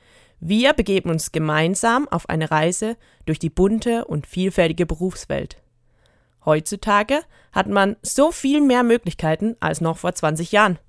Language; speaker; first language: German; native; German